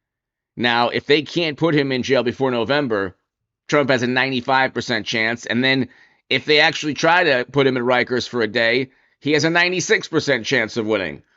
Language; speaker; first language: English; native; English